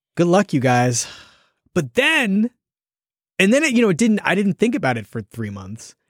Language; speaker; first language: English; native; English